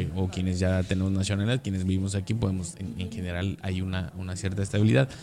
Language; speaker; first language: Spanish; native; Spanish